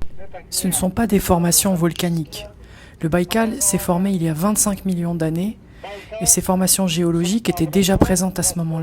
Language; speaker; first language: French; native; French